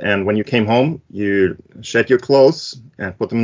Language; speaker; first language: English; non-native, fluent; German